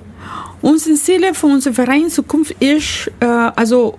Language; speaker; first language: German; non-native, learner; Spanish